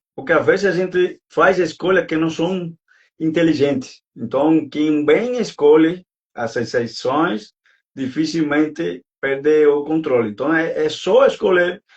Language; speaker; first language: Portuguese; non-native, fluent; Spanish